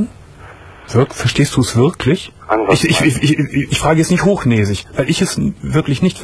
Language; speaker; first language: German; native; German